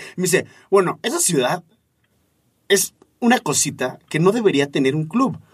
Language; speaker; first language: Spanish; native; Spanish